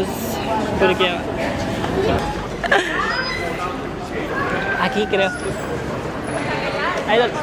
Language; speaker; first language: Spanish; non-native, learner; Filipino